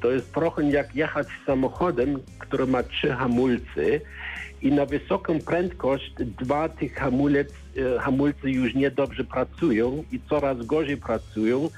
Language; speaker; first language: Polish; non-native, learner; German